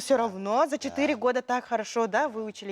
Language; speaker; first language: Russian; non-native, local second language; Yakut